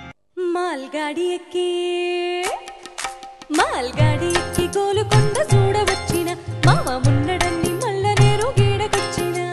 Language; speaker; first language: Telugu; native; Telugu